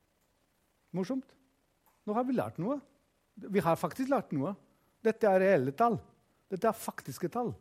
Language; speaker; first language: Norwegian; non-native, fluent; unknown